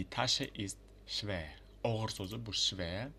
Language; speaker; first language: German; non-native, fluent; Uzbek